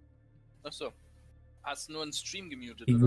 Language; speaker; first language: German; native; German